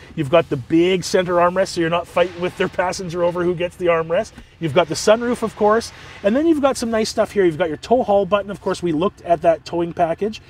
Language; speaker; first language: English; native; English